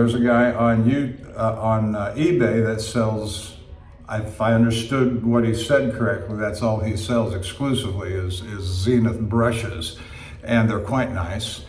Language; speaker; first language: English; native; English